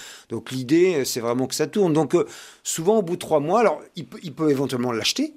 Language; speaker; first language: French; native; French